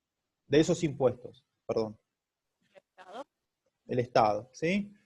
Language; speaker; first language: Spanish; native; Spanish